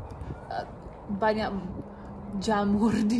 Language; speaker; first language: Indonesian; non-native, learner; English